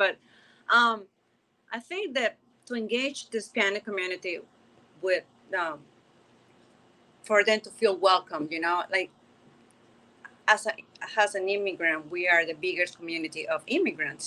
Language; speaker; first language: English; non-native, fluent; Spanish